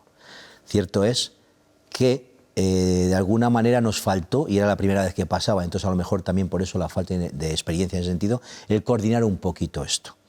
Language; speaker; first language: Spanish; native; Spanish